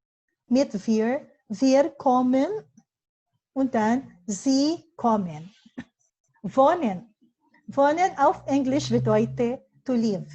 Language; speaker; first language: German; non-native, learner; Filipino